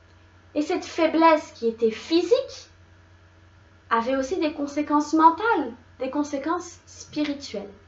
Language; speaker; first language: French; native; French